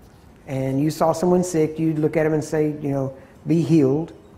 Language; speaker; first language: English; native; English